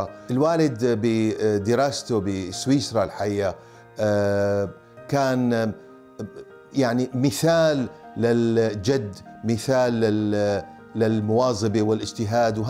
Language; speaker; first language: Arabic; native; Arabic